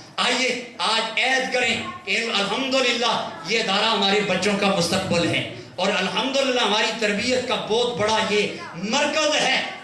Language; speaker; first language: Urdu; non-native, local second language; Punjabi